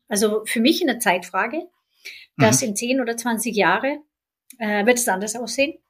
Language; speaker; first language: German; non-native, fluent; Swedish